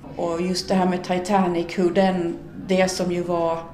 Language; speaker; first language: Swedish; native; Swedish